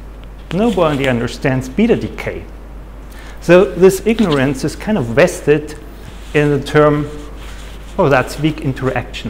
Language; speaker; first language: English; non-native, fluent; German